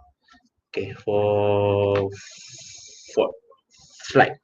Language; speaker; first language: English; non-native, local second language; Malay